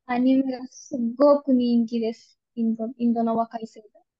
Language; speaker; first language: Japanese; non-native, fluent; Hindi